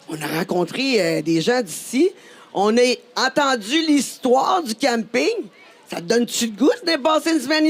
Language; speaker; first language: French; native; French